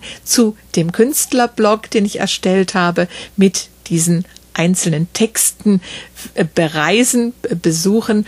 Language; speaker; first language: German; native; German